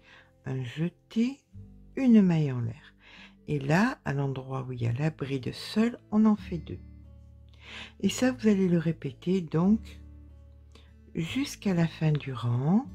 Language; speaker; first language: French; native; French